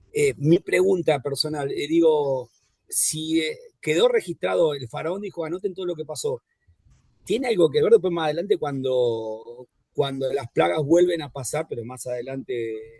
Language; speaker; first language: Spanish; native; Spanish